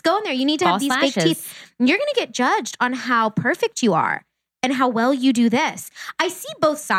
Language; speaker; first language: English; native; English